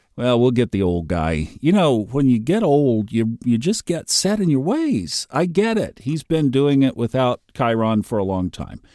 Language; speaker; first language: English; native; English